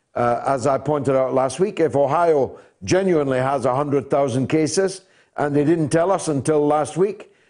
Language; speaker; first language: English; native; English